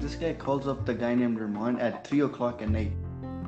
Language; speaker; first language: English; early bilingual, other home language; Punjabi